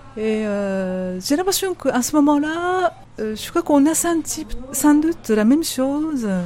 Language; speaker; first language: French; non-native, fluent; Japanese